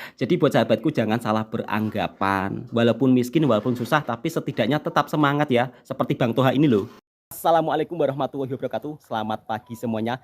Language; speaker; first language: Indonesian; native; Indonesian